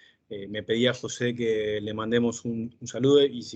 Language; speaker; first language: Spanish; native; Spanish